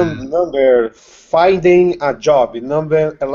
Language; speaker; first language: English; non-native, learner; Portuguese